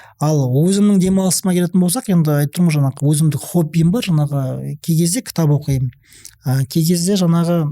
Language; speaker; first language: Kazakh; non-native, local second language; Russian